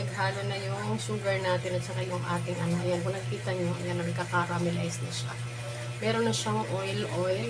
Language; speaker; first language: Filipino; non-native, local second language; Waray